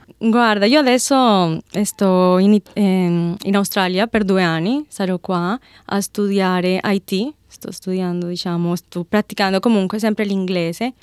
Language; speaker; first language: Italian; non-native, fluent; Spanish